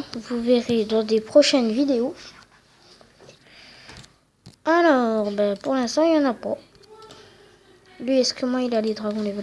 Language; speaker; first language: French; native; French